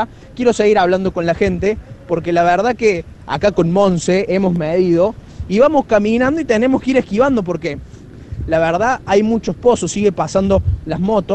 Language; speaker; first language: Spanish; native; Spanish